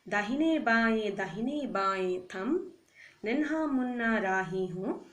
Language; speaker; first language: Hindi; non-native, local second language; Assamese